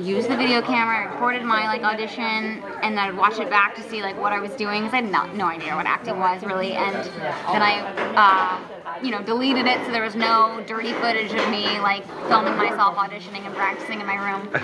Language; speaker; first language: English; native; English